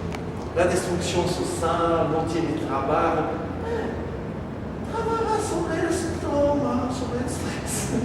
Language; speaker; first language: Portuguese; non-native, learner; French